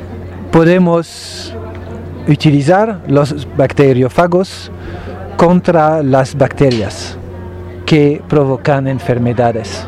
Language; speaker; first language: Spanish; non-native, learner; French